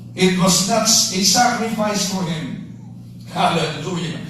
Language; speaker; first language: English; non-native, local second language; Filipino